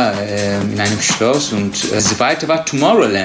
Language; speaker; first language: German; non-native, learner; Turkish